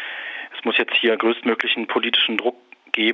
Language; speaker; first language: German; native; German